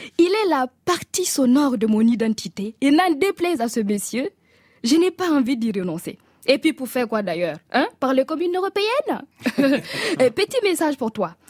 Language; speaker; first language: French; non-native, local second language; Mossi